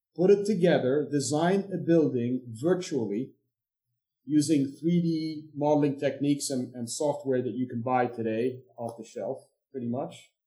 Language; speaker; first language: English; non-native, fluent; Arabic